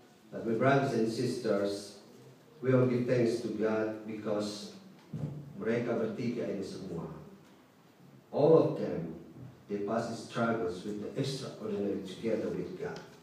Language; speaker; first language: English; non-native, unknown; Indonesian